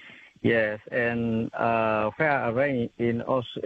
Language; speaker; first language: English; non-native, local second language; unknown